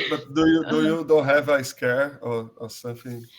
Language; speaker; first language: English; non-native, learner; Portuguese